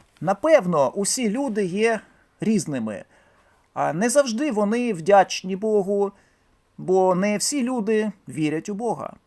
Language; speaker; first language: Ukrainian; native; Ukrainian